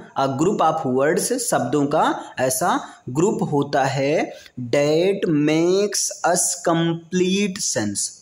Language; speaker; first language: Hindi; native; Hindi